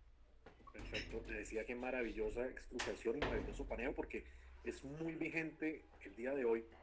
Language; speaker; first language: Spanish; native; Spanish